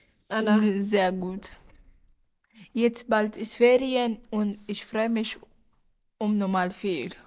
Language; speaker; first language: German; early bilingual, other home language; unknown